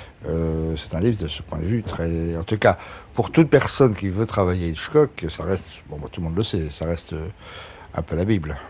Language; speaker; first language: French; native; French